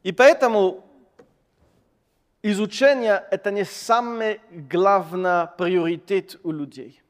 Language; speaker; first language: Russian; non-native, fluent; French